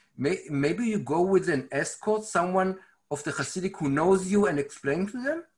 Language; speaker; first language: English; non-native, fluent; Hebrew